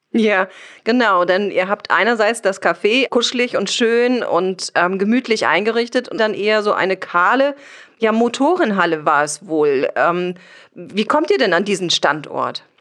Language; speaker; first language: German; native; German